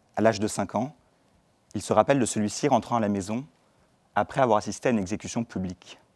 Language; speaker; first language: French; native; French